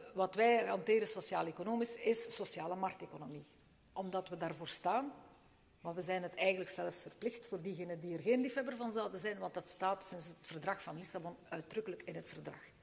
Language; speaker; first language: Dutch; native; Dutch